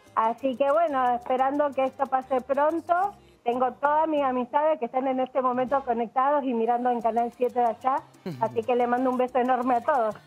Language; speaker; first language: Spanish; native; Spanish